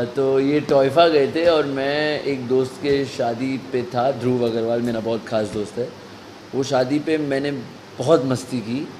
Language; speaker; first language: Hindi; native; Hindi